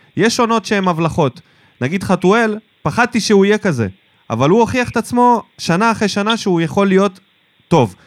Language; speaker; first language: Hebrew; early bilingual, other home language; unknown